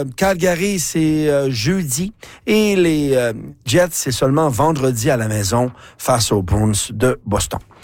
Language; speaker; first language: French; native; French